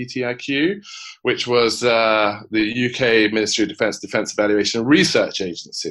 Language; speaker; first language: English; native; English